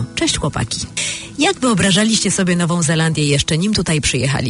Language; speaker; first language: Polish; native; Polish